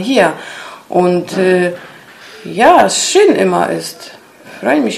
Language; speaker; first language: German; non-native, learner; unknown